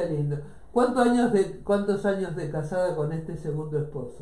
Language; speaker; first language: Spanish; native; Spanish